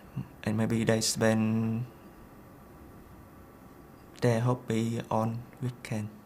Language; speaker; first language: English; non-native, learner; Vietnamese